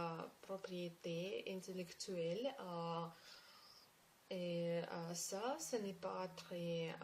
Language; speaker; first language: French; non-native, learner; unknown